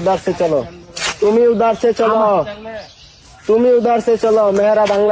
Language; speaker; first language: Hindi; non-native, learner; Bangla